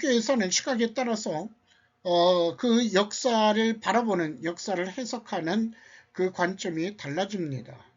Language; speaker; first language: Korean; native; Korean